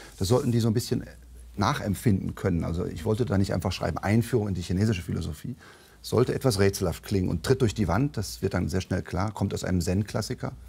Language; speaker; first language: German; native; German